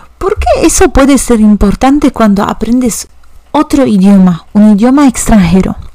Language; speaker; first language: Spanish; non-native, fluent; Polish